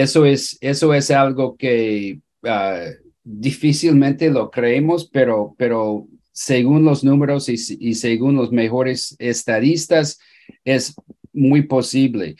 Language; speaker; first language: Spanish; non-native, fluent; English